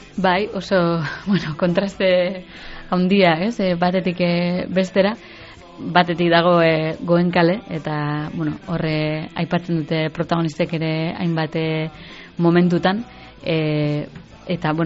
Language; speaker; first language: Basque; native; Basque